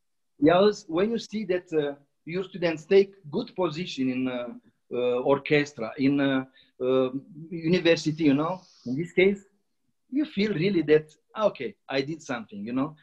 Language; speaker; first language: English; non-native, learner; Romanian